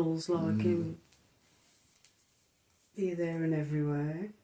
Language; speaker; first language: English; native; English